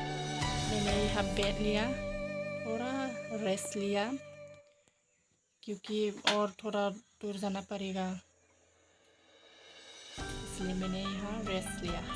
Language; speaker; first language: Hindi; non-native, local second language; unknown